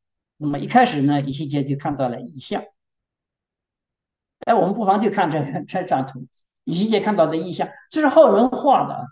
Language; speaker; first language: Chinese; native; Chinese